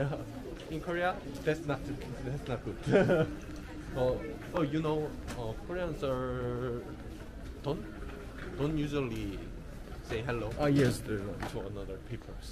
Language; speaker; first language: English; non-native, learner; Korean